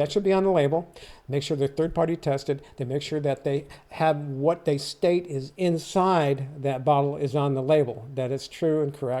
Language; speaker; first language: English; native; English